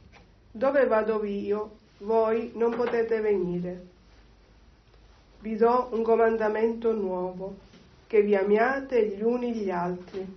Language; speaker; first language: Italian; native; Italian